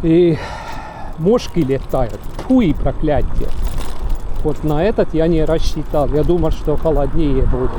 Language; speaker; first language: Russian; non-native, local second language; Estonian